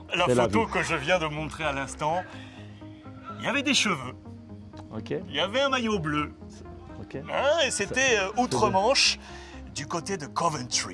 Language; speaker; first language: French; native; French